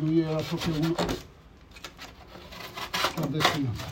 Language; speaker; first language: Italian; non-native, learner; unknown